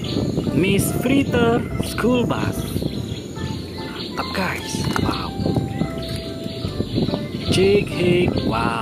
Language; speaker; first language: English; non-native, learner; Indonesian